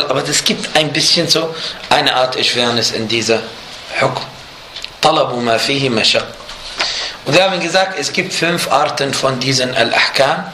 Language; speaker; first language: German; non-native, fluent; Arabic